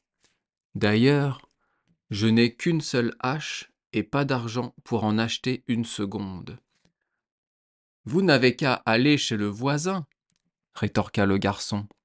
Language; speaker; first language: French; native; French